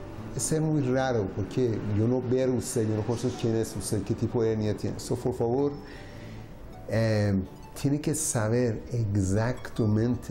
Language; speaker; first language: Spanish; non-native, learner; Persian